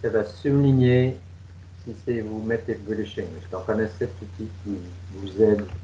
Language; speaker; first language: French; non-native, fluent; English